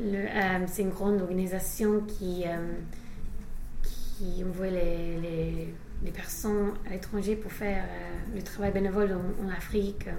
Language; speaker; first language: French; non-native, fluent; English